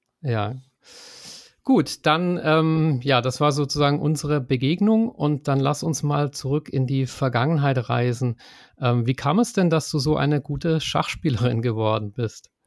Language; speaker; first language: German; native; German